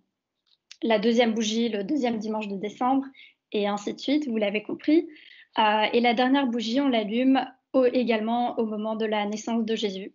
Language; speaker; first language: French; native; French